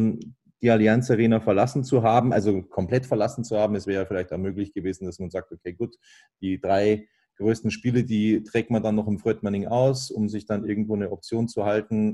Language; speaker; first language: German; native; German